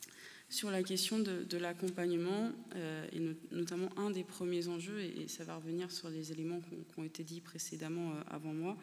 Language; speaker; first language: French; native; French